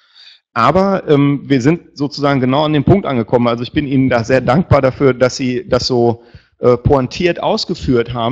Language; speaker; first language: German; native; German